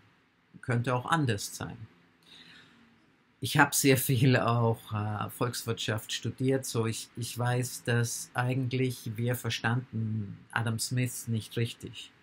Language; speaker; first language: German; non-native, fluent; English